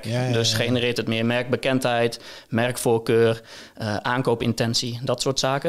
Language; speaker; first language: Dutch; native; Dutch